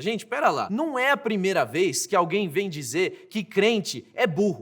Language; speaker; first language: Portuguese; native; Portuguese